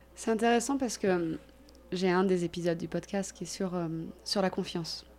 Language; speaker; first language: French; native; French